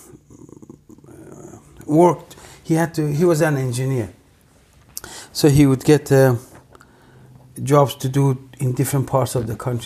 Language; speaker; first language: English; non-native, fluent; Persian